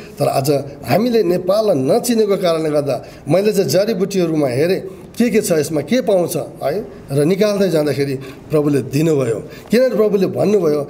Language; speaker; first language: Nepali; non-native, local second language; Limbu